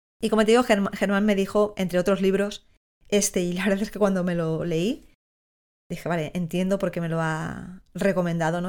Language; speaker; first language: Spanish; native; Spanish